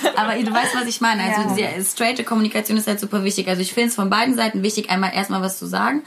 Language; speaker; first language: German; early bilingual, other home language; Russian